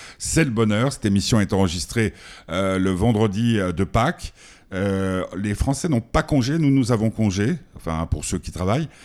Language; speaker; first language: French; native; French